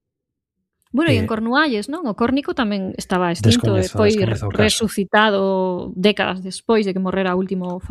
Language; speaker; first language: Galician; native; Galician